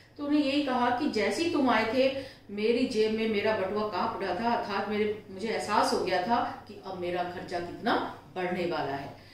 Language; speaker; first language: Hindi; native; Hindi